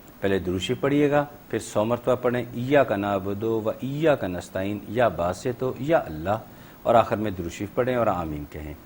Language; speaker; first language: Urdu; native; Urdu